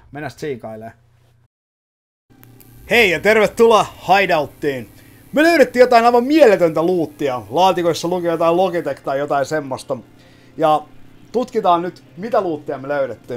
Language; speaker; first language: Finnish; native; Finnish